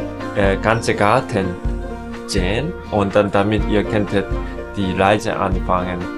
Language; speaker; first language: German; non-native, learner; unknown